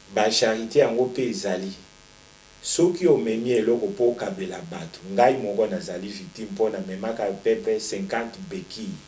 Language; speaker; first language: Lingala; native; Lingala